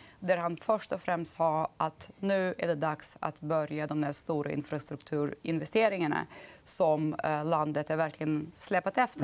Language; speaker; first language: Swedish; non-native, fluent; Russian